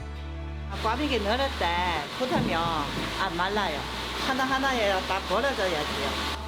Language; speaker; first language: Korean; non-native, learner; Chinese